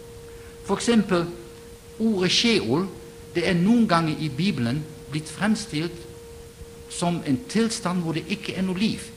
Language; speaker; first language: Norwegian; non-native, fluent; Dutch